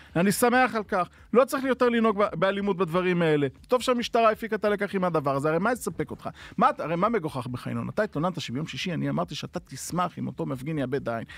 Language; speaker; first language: Hebrew; native; Hebrew